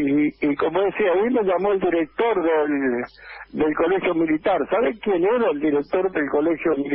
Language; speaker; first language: Spanish; native; Spanish